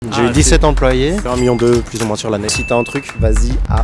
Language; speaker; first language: French; native; French